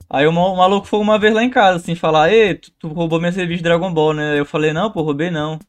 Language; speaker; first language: Portuguese; native; Portuguese